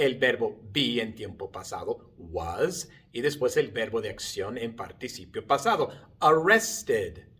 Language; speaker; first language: Spanish; non-native, fluent; English